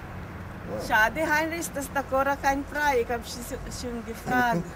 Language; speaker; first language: German; non-native, learner; Filipino